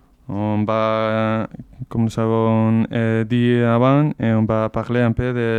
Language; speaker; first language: French; non-native, learner; Basque